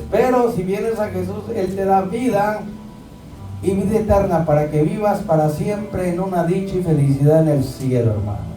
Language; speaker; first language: Spanish; native; Spanish